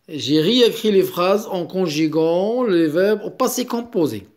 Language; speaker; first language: French; non-native, local second language; Arabic